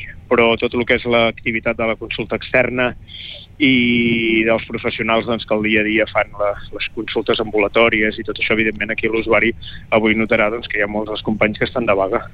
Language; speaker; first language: Catalan; native; Catalan